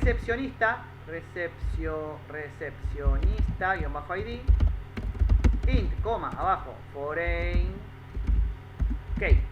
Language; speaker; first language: Spanish; native; Spanish